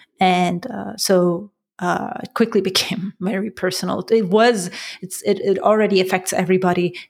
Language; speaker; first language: English; non-native, fluent; Persian